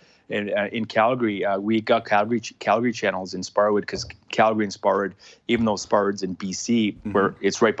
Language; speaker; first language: English; non-native, fluent; Punjabi